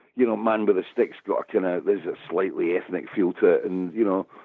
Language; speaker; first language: English; native; English